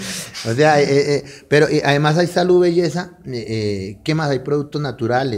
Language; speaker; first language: Spanish; native; Spanish